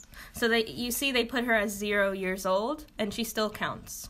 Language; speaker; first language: English; early bilingual, other home language; Arabic